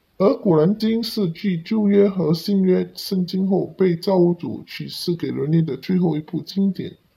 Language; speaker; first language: Chinese; non-native, local second language; Cantonese